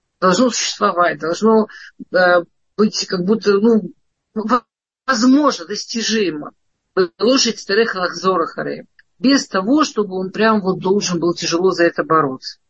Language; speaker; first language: Russian; early bilingual, heritage; Russian